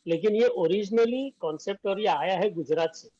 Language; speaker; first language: Hindi; non-native, local second language; Marathi